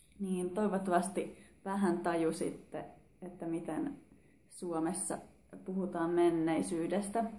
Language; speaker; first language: Finnish; native; Finnish